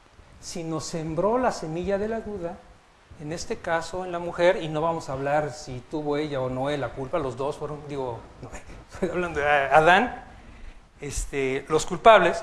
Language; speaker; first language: Spanish; native; Spanish